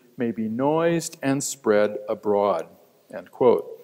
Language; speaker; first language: English; native; English